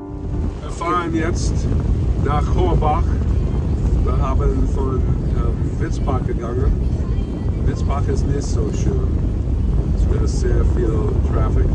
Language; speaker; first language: German; non-native, learner; English